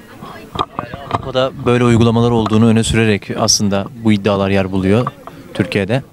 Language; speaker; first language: Turkish; native; Turkish